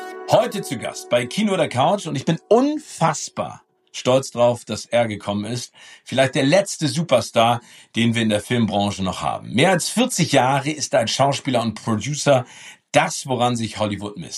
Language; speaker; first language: German; native; German